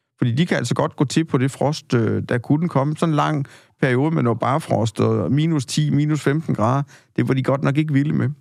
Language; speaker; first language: Danish; native; Danish